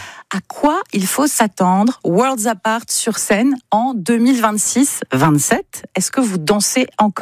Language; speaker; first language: French; native; French